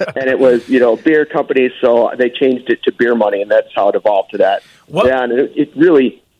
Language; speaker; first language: English; native; English